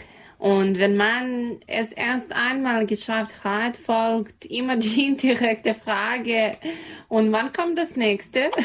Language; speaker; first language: German; non-native, learner; Serbian